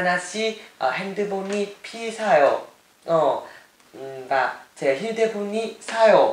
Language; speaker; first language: Korean; non-native, fluent; Vietnamese